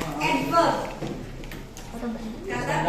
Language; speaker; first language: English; non-native, fluent; Indonesian